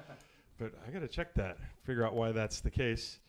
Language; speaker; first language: English; native; English